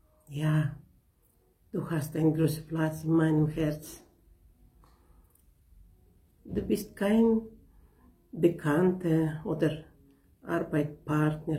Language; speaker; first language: German; non-native, learner; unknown